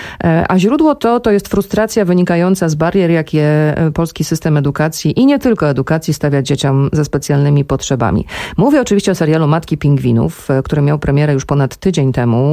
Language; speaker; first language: Polish; native; Polish